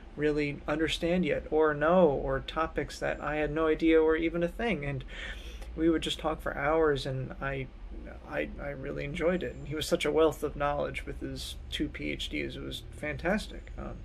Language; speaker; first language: English; native; English